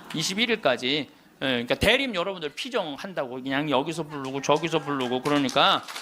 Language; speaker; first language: Korean; native; Korean